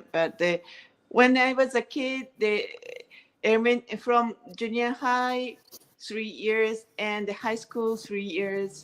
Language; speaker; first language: English; non-native, learner; Japanese